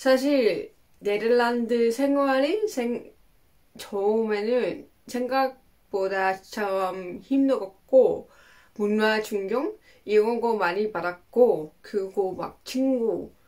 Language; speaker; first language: Korean; non-native, learner; Dutch